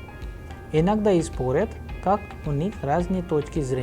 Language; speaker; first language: Russian; non-native, fluent; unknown